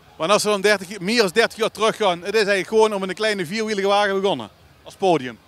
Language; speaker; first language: Dutch; native; Dutch